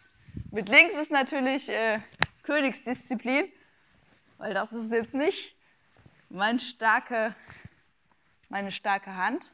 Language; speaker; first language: German; native; German